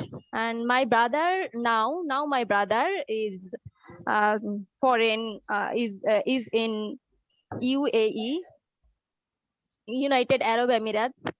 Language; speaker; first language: English; non-native, learner; Bangla